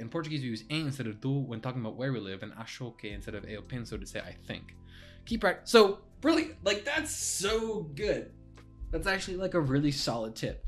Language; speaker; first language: English; native; English